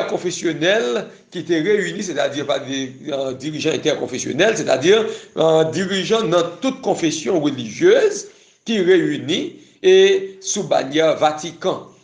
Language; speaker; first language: French; non-native, local second language; Haitian Creole